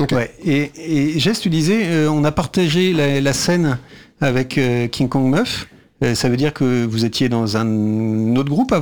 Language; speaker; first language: French; native; French